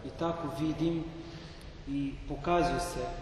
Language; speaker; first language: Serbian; non-native, learner; Arabic